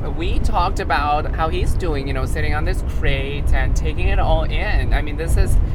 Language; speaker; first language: English; non-native, fluent; Chinese